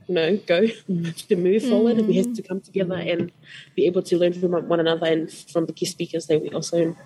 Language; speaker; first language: English; non-native, fluent; Tongan